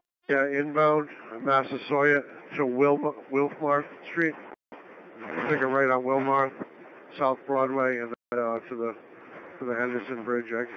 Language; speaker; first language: English; native; English